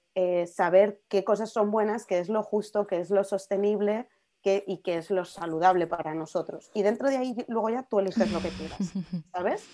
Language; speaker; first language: Spanish; native; Spanish